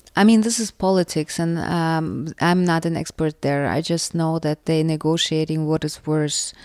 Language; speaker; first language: English; non-native, fluent; Russian